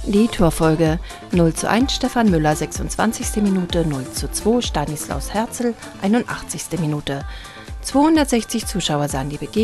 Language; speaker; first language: German; native; German